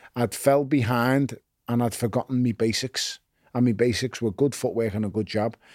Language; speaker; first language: English; native; English